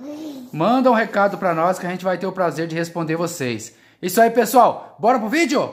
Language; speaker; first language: Portuguese; native; Portuguese